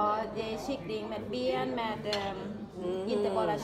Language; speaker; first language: Swedish; non-native, learner; Thai